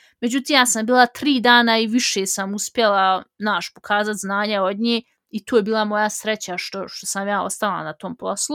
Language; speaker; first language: Bosnian; early bilingual, heritage; Bosnian